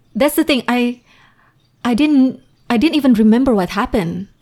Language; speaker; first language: English; non-native, fluent; Indonesian